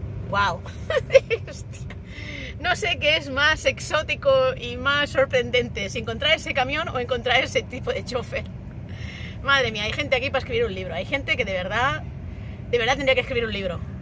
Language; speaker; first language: Spanish; native; Spanish